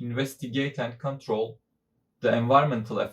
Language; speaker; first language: English; non-native, fluent; Turkish